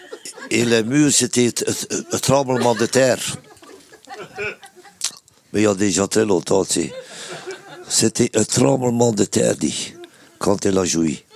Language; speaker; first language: French; non-native, local second language; Dutch